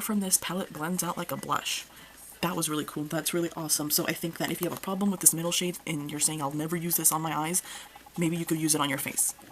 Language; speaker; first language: English; native; English